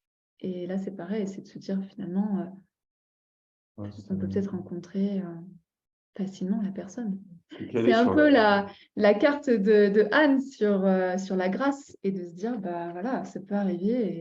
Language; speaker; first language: French; native; French